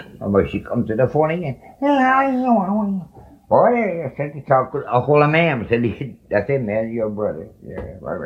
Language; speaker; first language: English; non-native, local second language; French